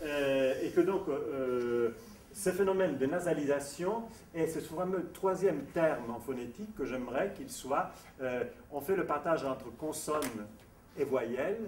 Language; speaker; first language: French; non-native, fluent; Italian